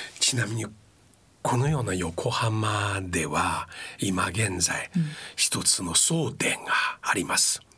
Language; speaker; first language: Japanese; non-native, fluent; Chinese